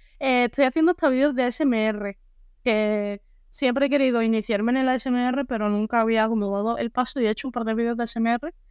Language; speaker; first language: Spanish; native; Spanish